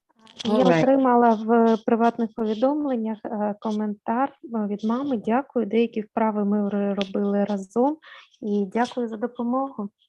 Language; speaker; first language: Ukrainian; native; Ukrainian